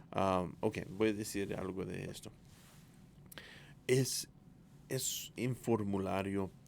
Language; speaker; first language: Spanish; non-native, fluent; English